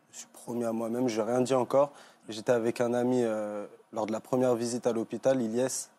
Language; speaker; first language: French; native; French